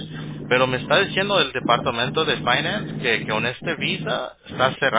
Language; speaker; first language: Spanish; early bilingual, heritage; Spanish